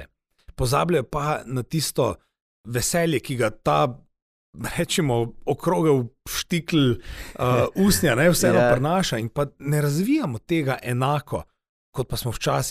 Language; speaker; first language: Slovenian; native; Slovenian